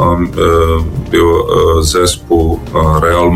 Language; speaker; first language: Polish; non-native, learner; Serbian